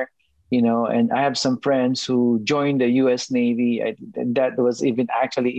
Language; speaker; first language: English; non-native, local second language; Filipino